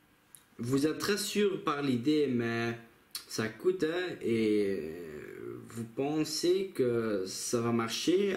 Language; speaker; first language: French; non-native, local second language; Dutch